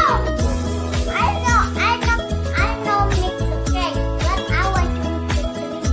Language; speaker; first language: English; non-native, learner; Indonesian